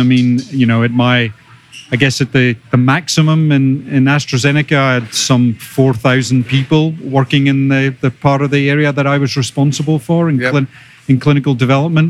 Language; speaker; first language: English; native; English